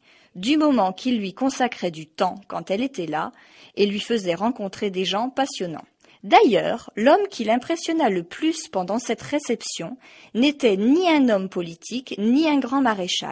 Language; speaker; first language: French; native; French